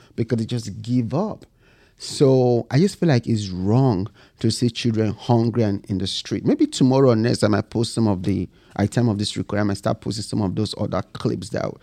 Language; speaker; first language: English; non-native, local second language; Bini